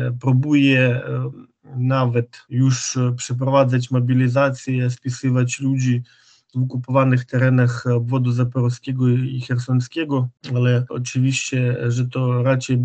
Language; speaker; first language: Polish; non-native, fluent; Ukrainian